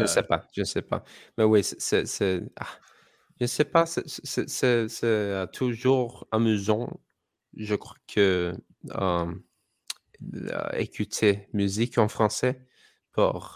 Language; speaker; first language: French; non-native, learner; English